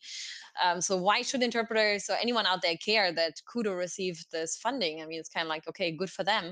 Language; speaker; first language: English; non-native, fluent; German